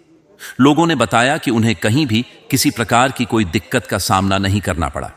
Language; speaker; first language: Hindi; native; Hindi